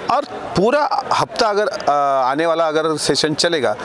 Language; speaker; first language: Hindi; non-native, local second language; Marathi